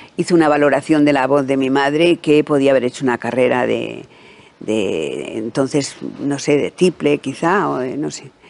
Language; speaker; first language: Spanish; native; Spanish